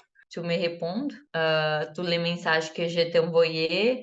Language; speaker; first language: French; non-native, learner; Portuguese